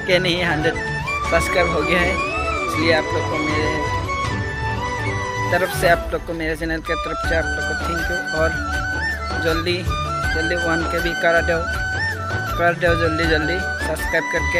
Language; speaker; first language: Hindi; non-native, local second language; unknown